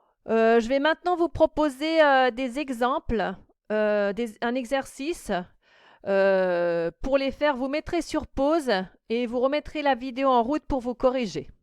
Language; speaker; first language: French; native; French